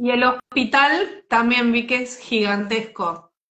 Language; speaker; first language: Spanish; native; Spanish